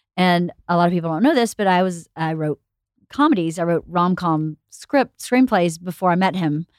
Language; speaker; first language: English; native; English